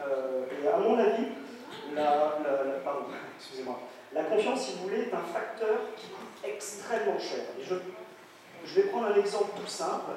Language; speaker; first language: French; native; French